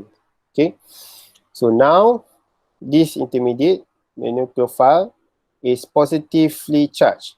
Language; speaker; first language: English; non-native, local second language; Malay